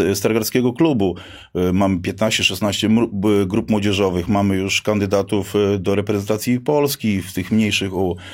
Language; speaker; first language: Polish; native; Polish